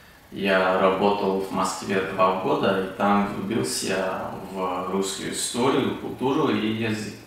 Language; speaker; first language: Russian; non-native, learner; English